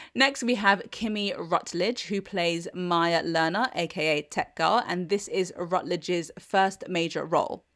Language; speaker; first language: English; native; English